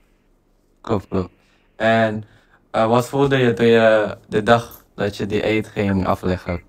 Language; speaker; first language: Dutch; non-native, fluent; Indonesian